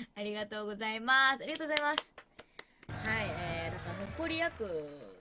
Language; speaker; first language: Japanese; native; Japanese